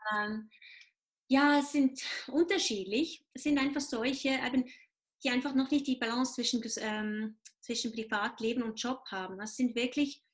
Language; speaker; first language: German; native; German